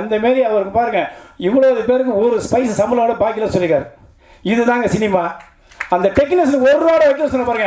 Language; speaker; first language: Tamil; native; Tamil